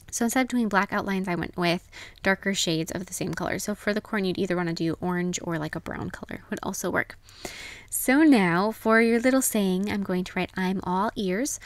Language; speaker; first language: English; native; English